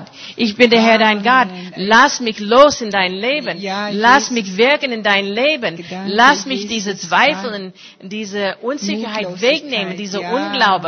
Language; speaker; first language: German; non-native, fluent; English